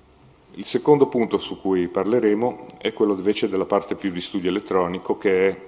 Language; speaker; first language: Italian; native; Italian